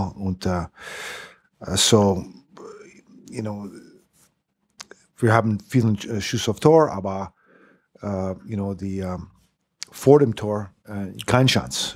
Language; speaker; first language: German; non-native, learner; English